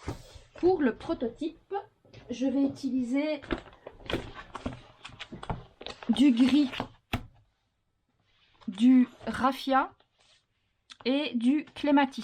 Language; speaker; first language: French; native; French